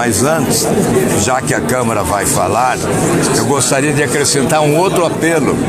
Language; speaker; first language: Portuguese; native; Portuguese